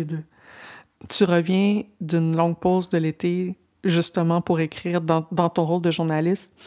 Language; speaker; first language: French; native; French